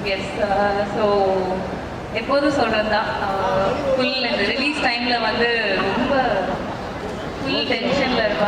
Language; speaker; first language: Tamil; non-native, learner; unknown